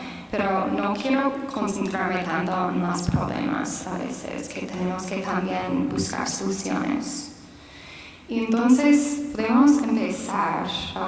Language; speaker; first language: Spanish; non-native, fluent; English